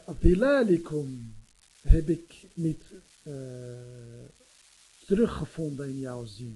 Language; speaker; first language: Dutch; non-native, fluent; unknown